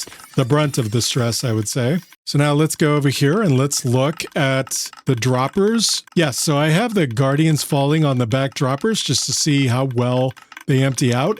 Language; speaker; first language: English; native; English